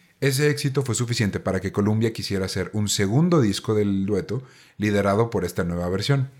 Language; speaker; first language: Spanish; native; Spanish